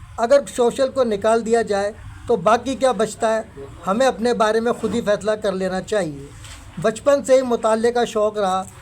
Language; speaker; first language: Urdu; non-native, local second language; Sindhi